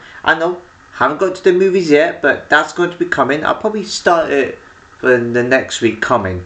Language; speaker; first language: English; native; English